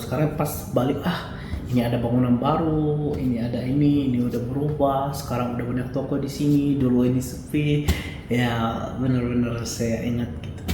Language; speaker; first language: Indonesian; non-native, fluent; Arabic